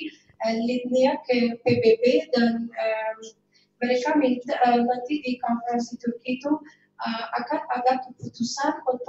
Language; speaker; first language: Indonesian; non-native, fluent; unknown